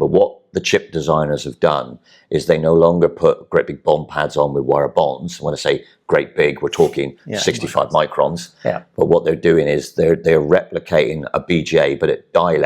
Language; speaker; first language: English; native; English